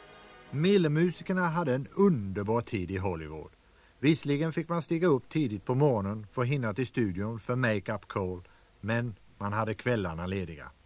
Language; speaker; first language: Swedish; native; Swedish